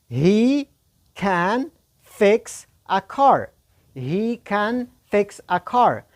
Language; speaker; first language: English; non-native, learner; Pashto